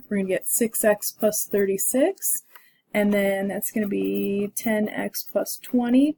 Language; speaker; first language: English; native; English